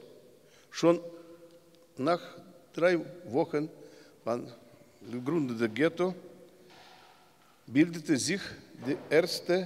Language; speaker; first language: German; non-native, learner; Russian